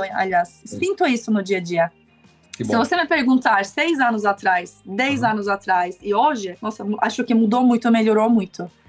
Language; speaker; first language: Portuguese; non-native, fluent; Turkish